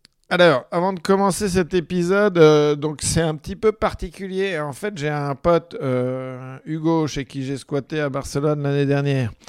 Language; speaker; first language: French; native; French